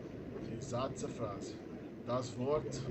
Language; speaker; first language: German; non-native, fluent; Portuguese